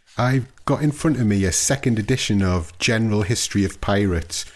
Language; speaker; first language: English; native; English